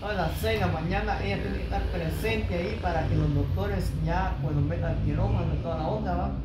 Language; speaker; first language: Spanish; native; Spanish